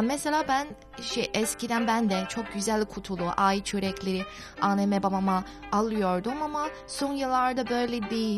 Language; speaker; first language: Turkish; non-native, fluent; Chinese